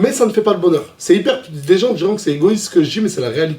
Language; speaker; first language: French; native; French